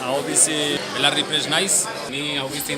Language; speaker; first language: Basque; non-native, local second language; Spanish